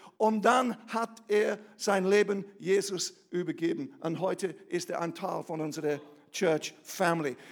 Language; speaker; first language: German; non-native, fluent; English